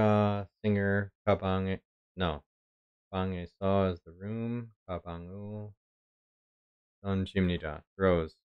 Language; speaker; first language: Korean; non-native, learner; English